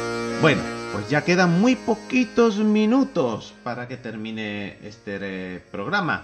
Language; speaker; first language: Spanish; native; Spanish